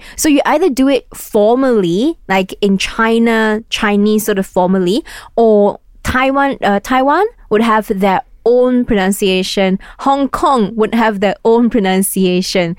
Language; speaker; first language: English; non-native, local second language; Cantonese